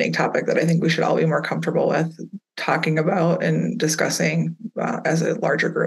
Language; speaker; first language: English; native; English